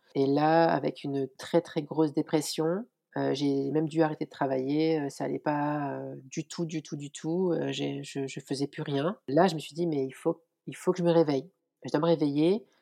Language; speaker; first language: French; native; French